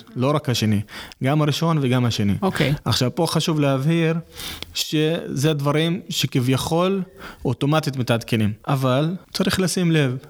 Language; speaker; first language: Hebrew; non-native, local second language; Arabic